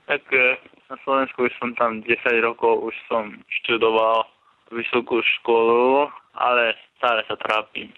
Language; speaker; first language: Slovak; non-native, fluent; Japanese